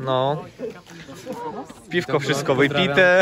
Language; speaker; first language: Polish; non-native, learner; Ukrainian